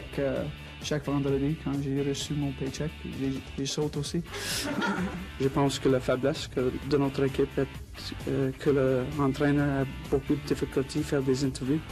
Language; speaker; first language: French; non-native, learner; English